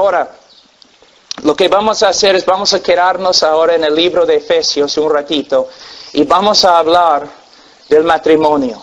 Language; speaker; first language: Spanish; non-native, fluent; English